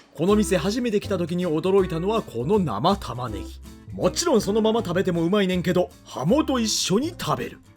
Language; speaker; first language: Japanese; native; Japanese